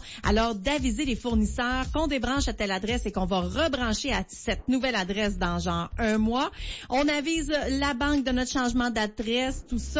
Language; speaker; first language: French; native; French